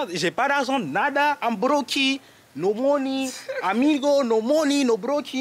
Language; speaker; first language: French; native; French